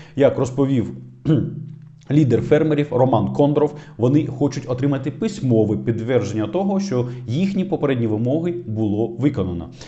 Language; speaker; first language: Ukrainian; non-native, local second language; Russian